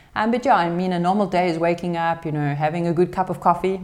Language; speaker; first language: English; native; English